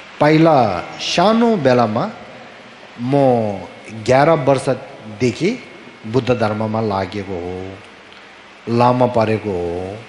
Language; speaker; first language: Nepali; non-native, fluent; Tibetan